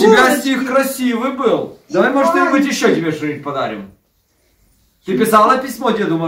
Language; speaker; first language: Russian; native; Russian